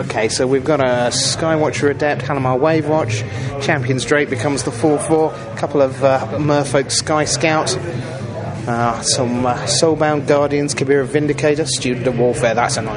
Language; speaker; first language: English; native; English